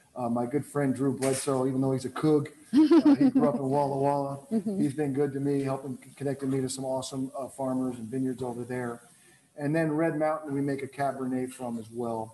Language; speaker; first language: English; native; English